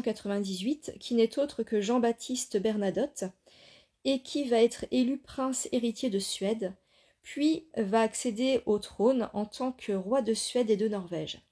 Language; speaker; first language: French; native; French